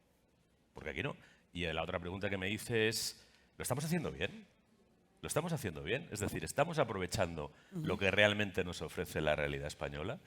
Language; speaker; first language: Spanish; native; Spanish